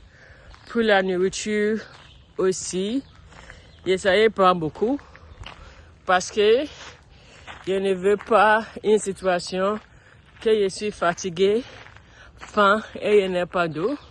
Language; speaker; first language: French; non-native, learner; English